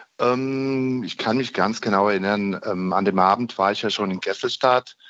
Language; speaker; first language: German; non-native, fluent; Bosnian